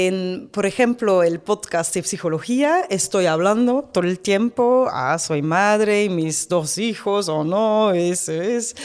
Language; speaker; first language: Spanish; non-native, learner; Dutch